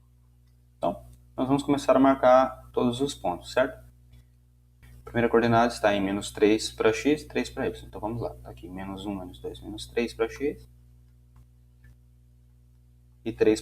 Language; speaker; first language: Portuguese; native; Portuguese